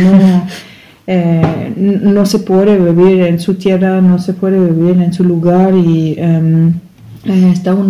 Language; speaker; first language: Spanish; non-native, learner; German